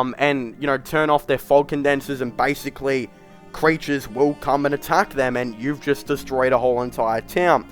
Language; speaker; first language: English; native; English